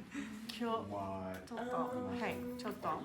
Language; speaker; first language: Japanese; non-native, fluent; English